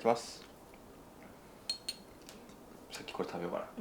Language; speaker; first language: Japanese; native; Japanese